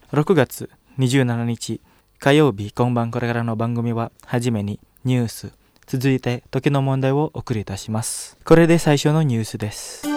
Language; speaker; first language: Japanese; non-native, fluent; Indonesian